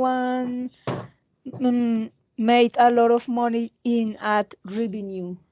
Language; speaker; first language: English; non-native, learner; Spanish